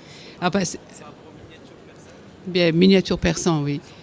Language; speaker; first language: French; non-native, fluent; Persian